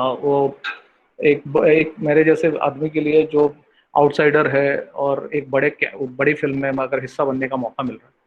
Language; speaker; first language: Hindi; non-native, local second language; Bangla